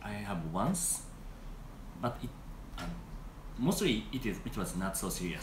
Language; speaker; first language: English; non-native, learner; Japanese